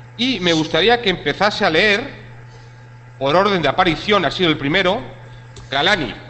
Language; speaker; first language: Spanish; native; Spanish